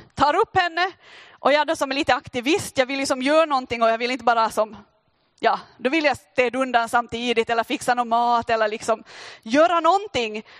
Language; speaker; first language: Swedish; native; Swedish